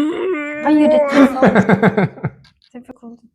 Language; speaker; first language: English; non-native, learner; Turkish